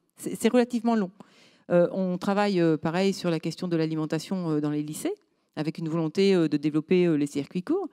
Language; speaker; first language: French; native; French